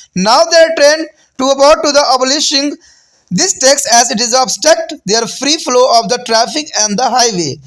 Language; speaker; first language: English; non-native, local second language; Hindi